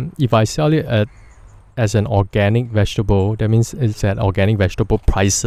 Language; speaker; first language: English; non-native, local second language; Chinese